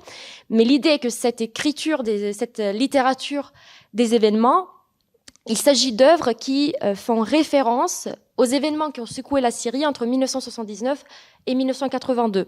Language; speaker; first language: French; non-native, fluent; Italian